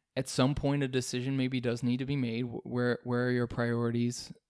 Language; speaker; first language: English; native; English